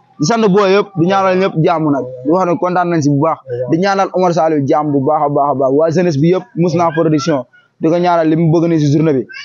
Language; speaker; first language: Wolof; non-native, local second language; Fula